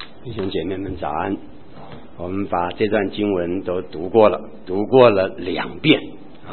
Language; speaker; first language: Chinese; native; Chinese